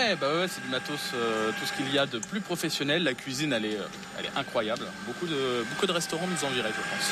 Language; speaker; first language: French; native; French